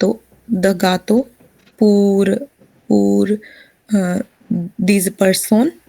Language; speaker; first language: French; non-native, learner; Hindi